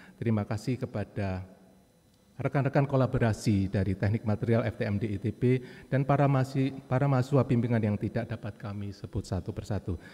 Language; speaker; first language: Indonesian; native; Indonesian